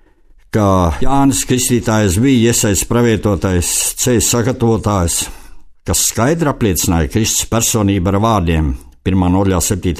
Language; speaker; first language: Latvian; native; Latvian